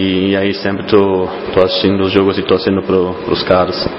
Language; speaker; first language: Portuguese; non-native, fluent; German